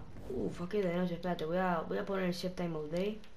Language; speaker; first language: Spanish; native; Spanish